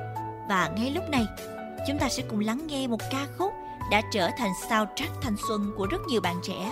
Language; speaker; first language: Vietnamese; native; Vietnamese